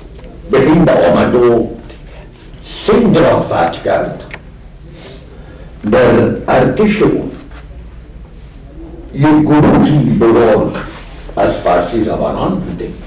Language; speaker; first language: Persian; non-native, fluent; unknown